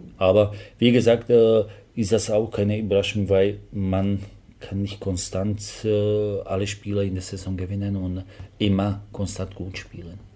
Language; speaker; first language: German; non-native, fluent; Slovak